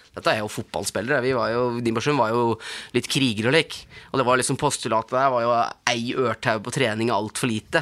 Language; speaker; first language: Norwegian; native; Norwegian